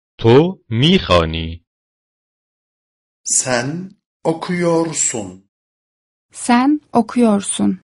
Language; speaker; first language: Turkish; non-native, fluent; Persian